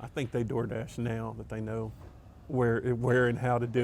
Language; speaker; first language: English; native; English